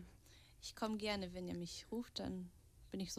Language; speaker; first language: German; early bilingual, heritage; Portuguese